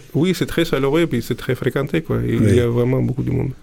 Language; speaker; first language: French; non-native, fluent; Greek